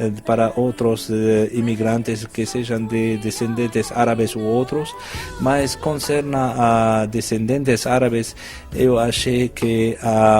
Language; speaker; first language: Portuguese; non-native, fluent; Arabic